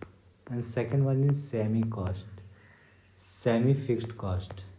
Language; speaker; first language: Hindi; native; Hindi